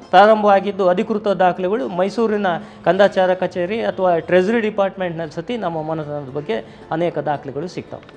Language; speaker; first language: Kannada; native; Kannada